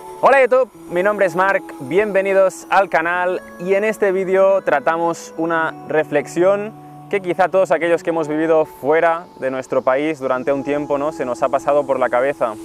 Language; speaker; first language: Spanish; native; Spanish